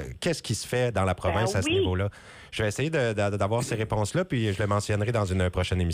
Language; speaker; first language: French; native; French